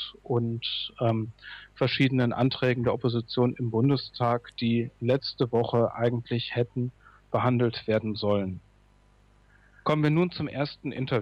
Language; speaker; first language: German; native; German